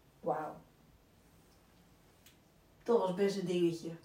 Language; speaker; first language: Dutch; native; Dutch